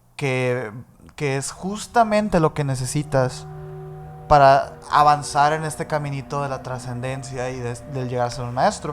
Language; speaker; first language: Spanish; native; Spanish